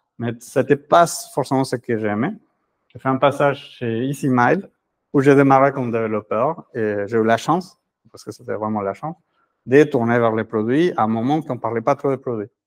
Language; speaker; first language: French; non-native, fluent; Spanish